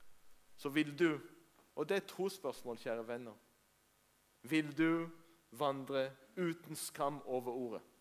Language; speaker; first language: Norwegian; non-native, fluent; Hebrew